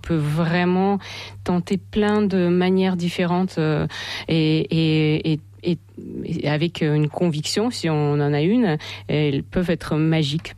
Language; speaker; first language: French; non-native, fluent; Russian